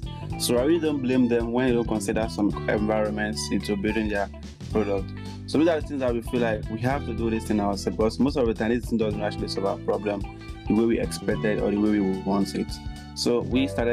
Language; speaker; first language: English; non-native, local second language; Yoruba